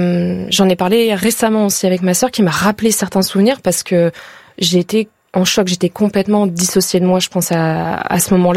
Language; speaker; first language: French; native; French